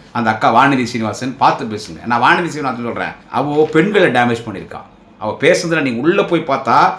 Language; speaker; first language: Tamil; non-native, local second language; Telugu